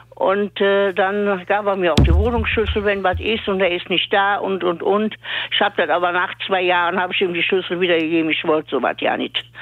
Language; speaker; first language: German; native; German